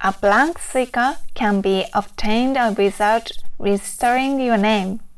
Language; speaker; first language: English; non-native, fluent; Japanese